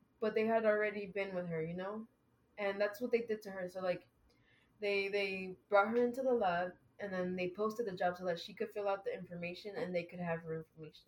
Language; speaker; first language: English; early bilingual, other home language; Spanish